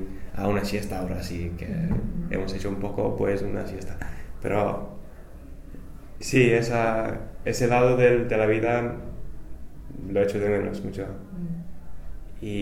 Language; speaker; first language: Spanish; non-native, fluent; English